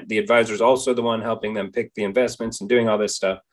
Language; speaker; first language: English; native; English